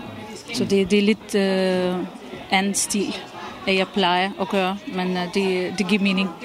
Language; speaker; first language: Danish; non-native, fluent; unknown